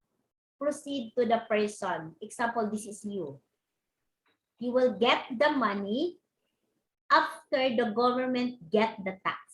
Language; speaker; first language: English; non-native, local second language; Cebuano